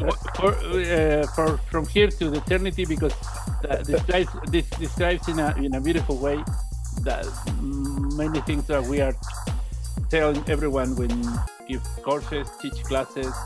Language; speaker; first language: English; non-native, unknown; Spanish